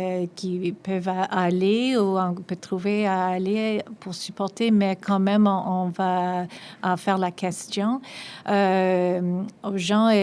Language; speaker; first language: French; non-native, local second language; English